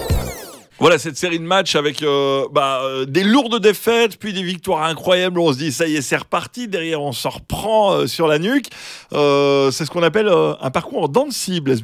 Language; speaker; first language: French; native; French